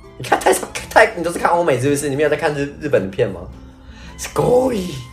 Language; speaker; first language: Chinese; native; Chinese